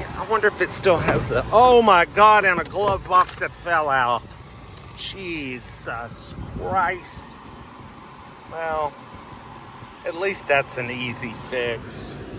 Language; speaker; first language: English; native; English